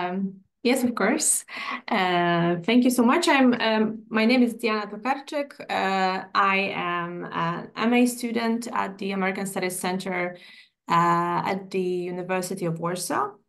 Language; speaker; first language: English; non-native, fluent; Polish